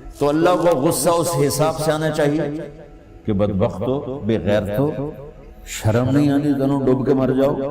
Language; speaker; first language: Urdu; non-native, local second language; Punjabi